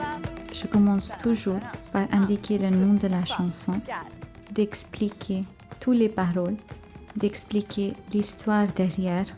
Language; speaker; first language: French; non-native, fluent; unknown